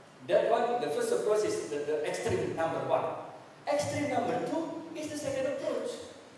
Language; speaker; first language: English; non-native, fluent; Indonesian